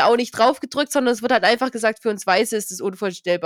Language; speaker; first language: German; native; German